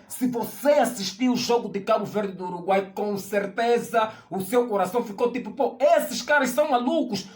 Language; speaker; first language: Portuguese; native; Portuguese